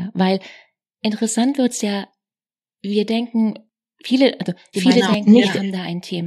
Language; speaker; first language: German; native; German